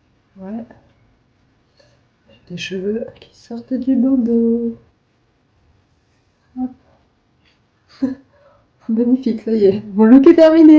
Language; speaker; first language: French; native; French